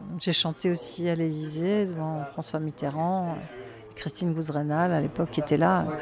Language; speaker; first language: French; native; French